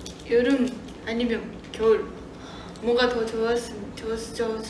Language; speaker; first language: Korean; non-native, fluent; Japanese